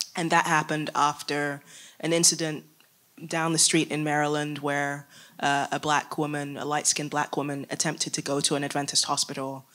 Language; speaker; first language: English; native; English